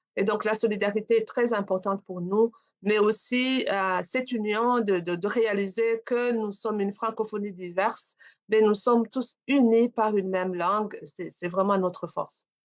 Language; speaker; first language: French; non-native, local second language; Rundi